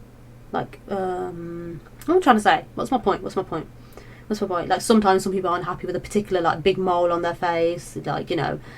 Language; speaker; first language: English; native; English